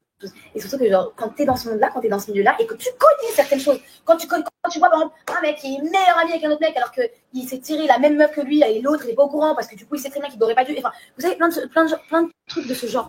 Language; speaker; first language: French; native; French